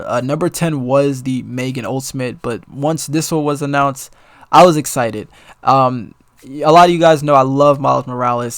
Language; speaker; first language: English; native; English